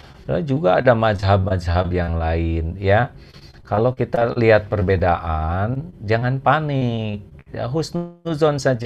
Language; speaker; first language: Indonesian; native; Indonesian